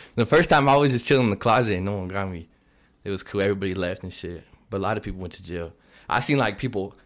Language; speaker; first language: English; native; English